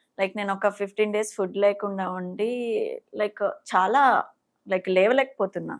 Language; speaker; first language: Telugu; non-native, fluent; Bangla